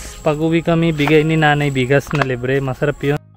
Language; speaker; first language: Filipino; non-native, learner; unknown